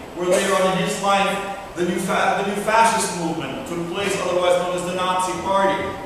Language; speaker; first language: English; early bilingual, other home language; Russian